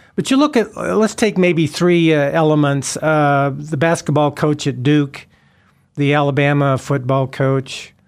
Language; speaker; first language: English; native; English